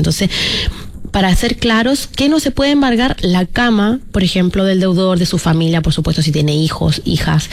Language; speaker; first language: Spanish; native; Spanish